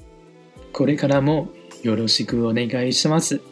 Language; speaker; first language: Japanese; non-native, fluent; Chinese